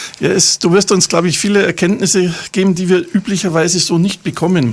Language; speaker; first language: German; native; German